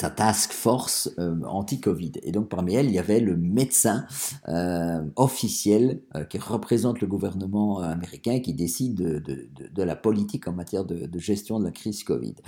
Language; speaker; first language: French; native; French